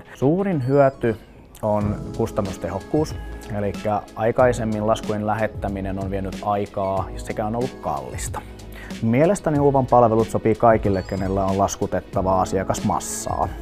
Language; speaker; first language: Finnish; native; Finnish